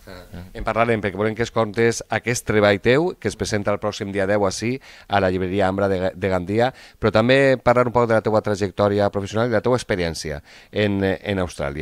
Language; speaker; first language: Catalan; native; Catalan